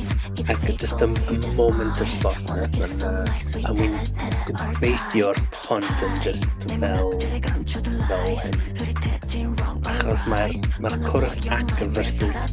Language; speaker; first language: Welsh; non-native, learner; English